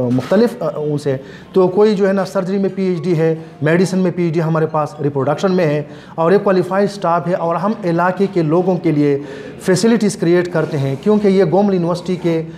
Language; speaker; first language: Urdu; non-native, local second language; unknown